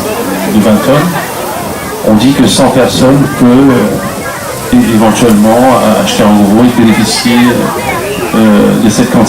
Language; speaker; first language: French; native; French